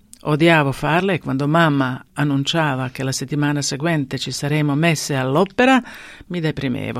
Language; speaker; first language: Italian; non-native, fluent; Bosnian